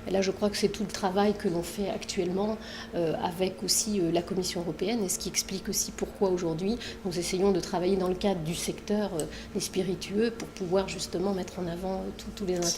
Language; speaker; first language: French; native; French